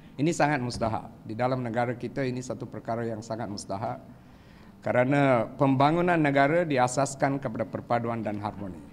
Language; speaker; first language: Malay; non-native, local second language; Tamil